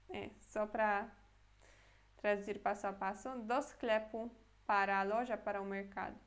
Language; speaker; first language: Portuguese; non-native, fluent; Polish